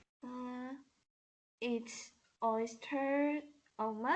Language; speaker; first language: English; non-native, learner; Chinese